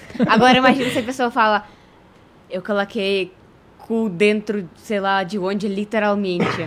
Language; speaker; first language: Portuguese; non-native, fluent; Russian